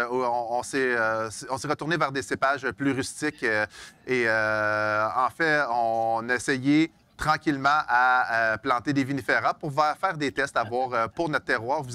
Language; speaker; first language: French; native; French